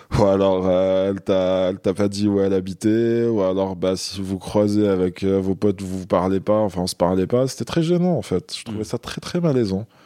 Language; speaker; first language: French; non-native, local second language; Kabyle